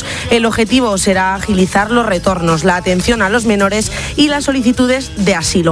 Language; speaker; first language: Spanish; native; Spanish